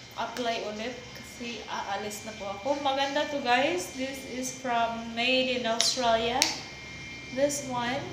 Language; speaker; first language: Filipino; non-native, local second language; Cebuano